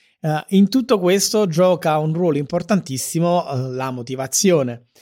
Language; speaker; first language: Italian; native; Italian